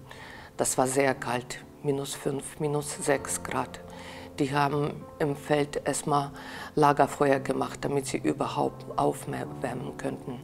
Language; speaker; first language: German; non-native, fluent; Ukrainian